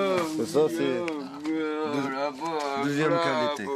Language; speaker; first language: French; non-native, learner; Arabic